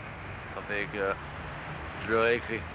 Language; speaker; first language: French; native; French